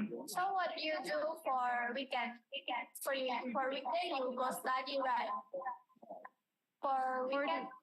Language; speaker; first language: English; non-native, learner; Indonesian